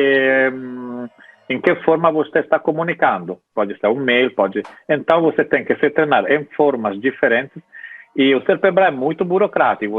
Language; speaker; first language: Portuguese; non-native, fluent; Italian